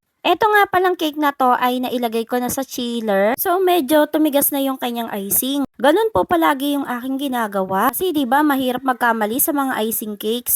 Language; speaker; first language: Filipino; native; Filipino